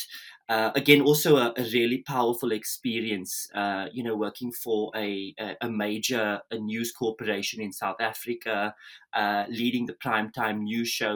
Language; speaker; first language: English; native; English